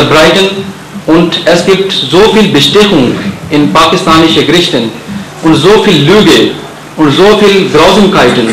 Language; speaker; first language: German; non-native, fluent; Urdu